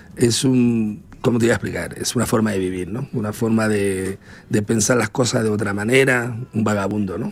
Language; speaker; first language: Spanish; early bilingual, heritage; Spanish